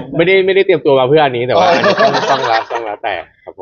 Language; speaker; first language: Thai; native; Thai